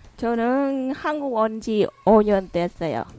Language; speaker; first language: Korean; non-native, learner; Vietnamese